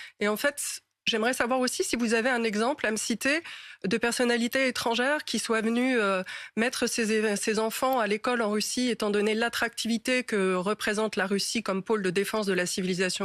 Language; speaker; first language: French; native; French